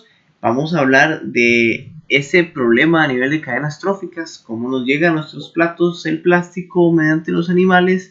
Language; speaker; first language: Spanish; native; Spanish